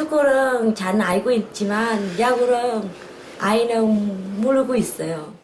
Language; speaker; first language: Korean; non-native, learner; Vietnamese